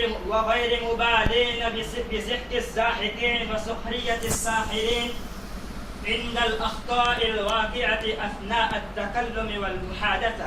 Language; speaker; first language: Arabic; non-native, learner; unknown